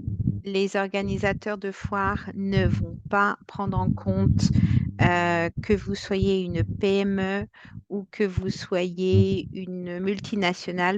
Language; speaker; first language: French; native; French